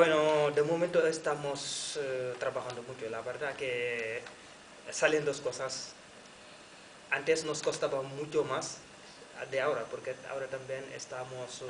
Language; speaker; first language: Spanish; non-native, learner; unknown